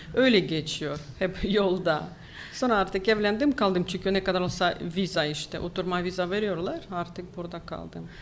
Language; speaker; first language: Turkish; non-native, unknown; Ukrainian